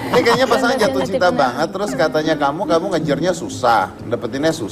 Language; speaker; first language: Indonesian; native; Indonesian